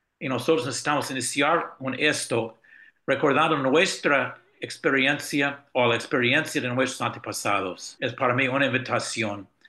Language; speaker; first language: Spanish; non-native, fluent; English